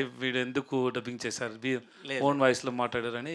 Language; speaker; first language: Telugu; non-native, learner; Tamil